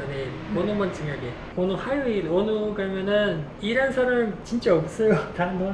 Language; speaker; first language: Korean; non-native, learner; Portuguese